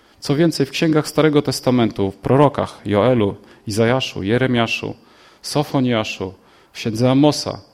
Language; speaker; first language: Polish; native; Polish